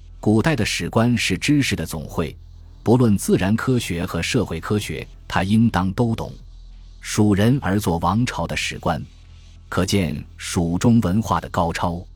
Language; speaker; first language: Chinese; native; Chinese